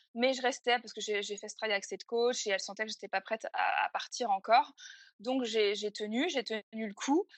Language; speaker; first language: French; native; French